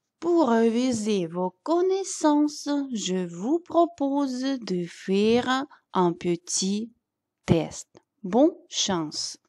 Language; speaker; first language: French; non-native, fluent; Russian